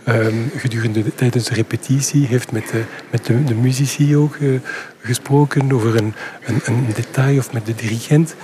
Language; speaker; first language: Dutch; non-native, local second language; French